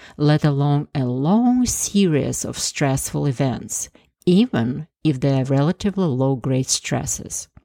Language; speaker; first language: English; non-native, fluent; Ukrainian